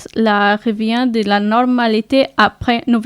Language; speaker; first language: French; non-native, learner; Portuguese